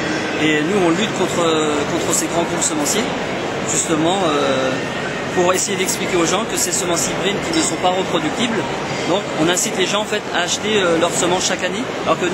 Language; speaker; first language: French; native; French